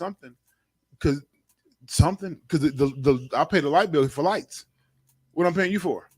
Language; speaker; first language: English; native; English